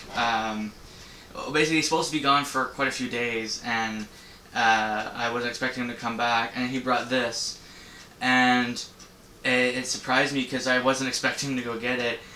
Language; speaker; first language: English; native; English